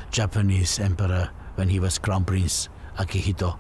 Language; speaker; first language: English; non-native, fluent; Slovenian